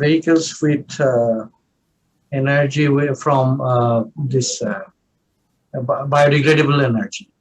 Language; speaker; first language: English; non-native, local second language; Bangla